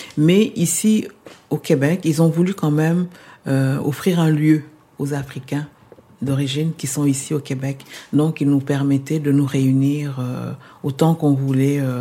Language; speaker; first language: French; non-native, local second language; Lingala